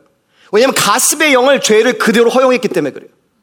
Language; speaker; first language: Korean; native; Korean